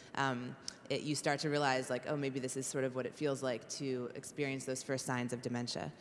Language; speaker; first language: English; native; English